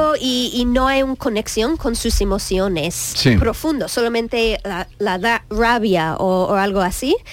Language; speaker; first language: Spanish; non-native, learner; English